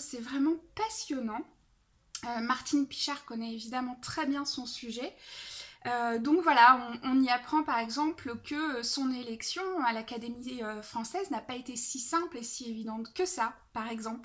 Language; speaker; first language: French; native; French